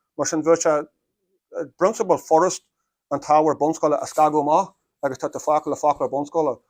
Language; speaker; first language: Irish; native; Irish